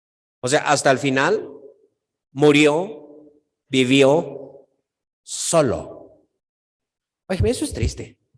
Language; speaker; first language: Spanish; native; Spanish